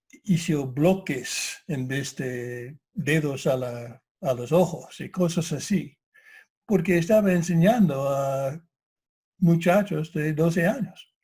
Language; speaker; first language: Spanish; non-native, fluent; English